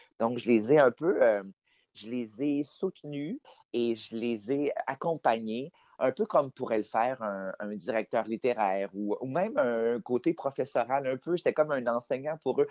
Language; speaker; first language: French; native; French